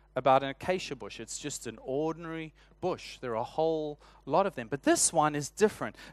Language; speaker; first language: English; native; English